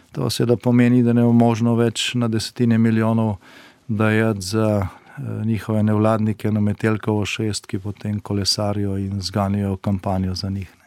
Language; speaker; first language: Slovenian; native; Slovenian